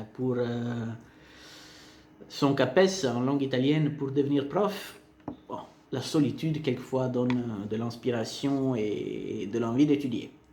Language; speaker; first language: French; non-native, fluent; Italian